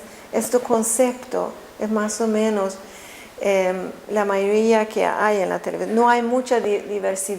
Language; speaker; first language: Spanish; non-native, fluent; Swedish